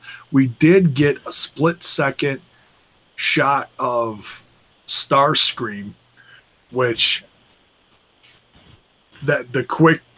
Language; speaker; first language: English; native; English